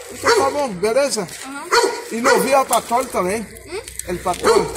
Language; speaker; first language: Portuguese; non-native, learner; Haitian Creole